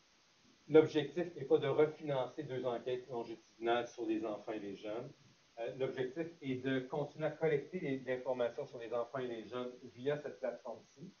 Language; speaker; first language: French; native; French